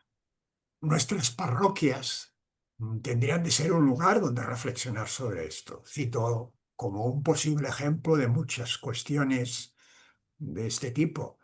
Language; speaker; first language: Spanish; non-native, local second language; Catalan